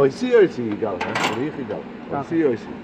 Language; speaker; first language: German; non-native, learner; Tamil